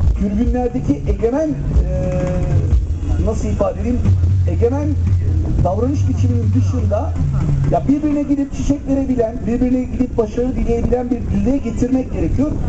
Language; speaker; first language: Turkish; native; Turkish